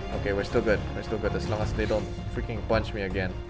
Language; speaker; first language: English; non-native, local second language; Filipino